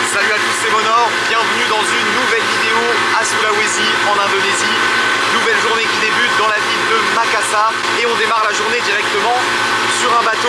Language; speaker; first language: French; native; French